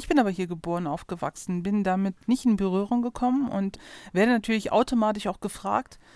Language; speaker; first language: German; early bilingual, other home language; Turkish